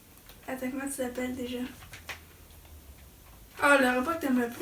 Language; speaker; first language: French; native; French